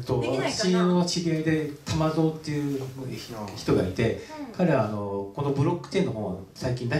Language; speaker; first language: Japanese; native; Japanese